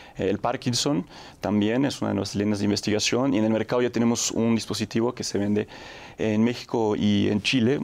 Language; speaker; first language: Spanish; non-native, fluent; French